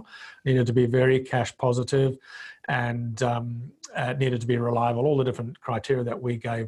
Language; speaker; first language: English; non-native, local second language; Bemba